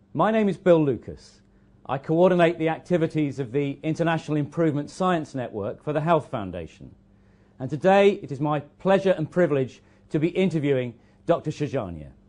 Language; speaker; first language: English; native; English